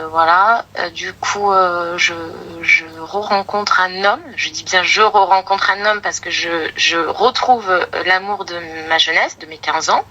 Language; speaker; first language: French; native; French